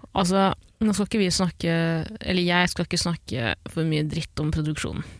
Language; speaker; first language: Norwegian; early bilingual, other home language; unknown